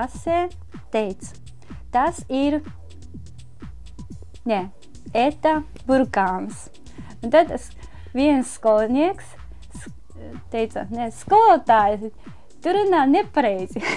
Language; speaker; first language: Latvian; non-native, fluent; Japanese